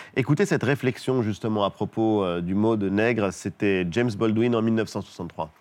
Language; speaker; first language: French; native; French